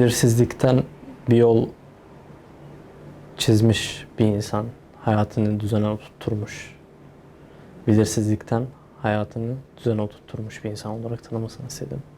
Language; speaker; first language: Turkish; early bilingual, other home language; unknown